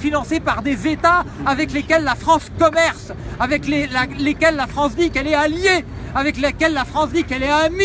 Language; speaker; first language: French; native; French